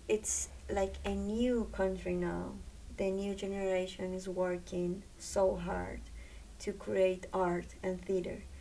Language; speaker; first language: English; non-native, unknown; Spanish